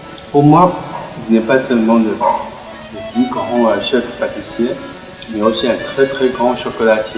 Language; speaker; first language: French; non-native, fluent; Chinese